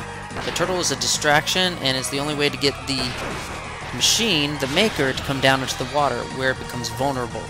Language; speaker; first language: English; native; English